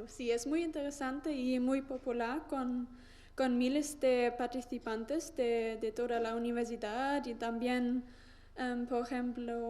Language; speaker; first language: Spanish; non-native, learner; German